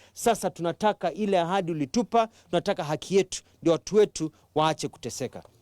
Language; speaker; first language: Swahili; non-native, local second language; Kamba